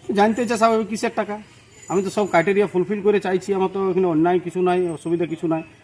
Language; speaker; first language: Bangla; native; Bangla